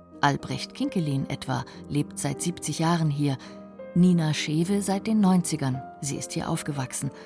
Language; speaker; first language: German; native; German